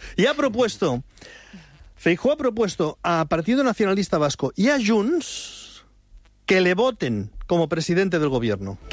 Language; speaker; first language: Spanish; native; Spanish